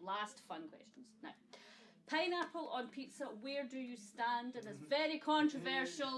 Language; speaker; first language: English; native; English